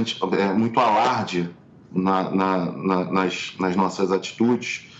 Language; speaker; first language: Portuguese; native; Portuguese